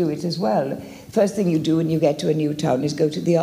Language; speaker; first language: English; native; English